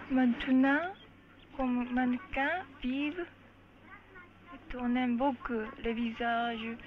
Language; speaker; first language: French; non-native, learner; Japanese